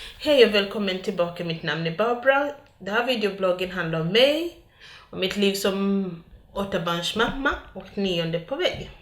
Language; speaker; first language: Swedish; non-native, fluent; Ganda